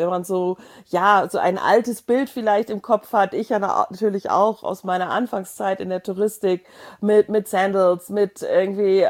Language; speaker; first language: German; native; German